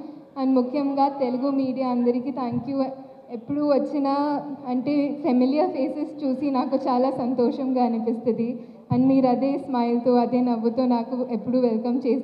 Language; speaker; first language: Telugu; non-native, fluent; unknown